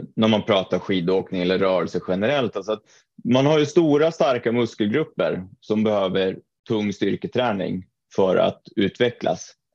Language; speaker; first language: Swedish; non-native, fluent; Norwegian